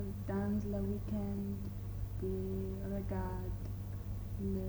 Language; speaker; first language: French; non-native, learner; English